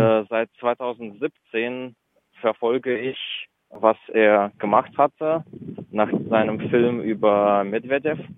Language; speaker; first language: German; early bilingual, other home language; Russian